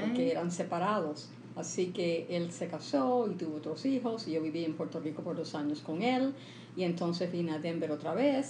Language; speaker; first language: Spanish; early bilingual, heritage; Spanish